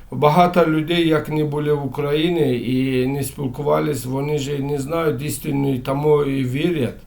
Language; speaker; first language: Ukrainian; non-native, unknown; Azerbaijani